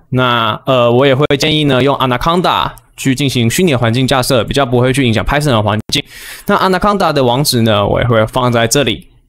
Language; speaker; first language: Chinese; native; Chinese